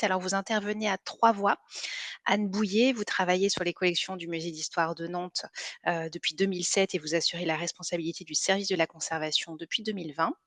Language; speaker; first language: French; native; French